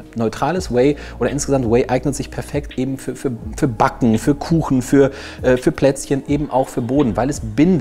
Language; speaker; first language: German; native; German